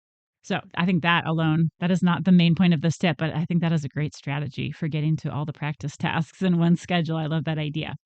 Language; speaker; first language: English; native; English